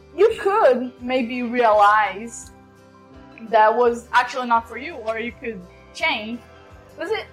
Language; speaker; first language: English; non-native, fluent; Portuguese